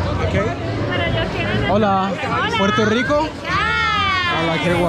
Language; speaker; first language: Spanish; non-native, learner; Swahili